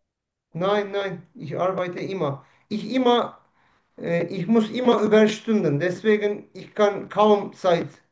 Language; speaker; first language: German; non-native, learner; Turkish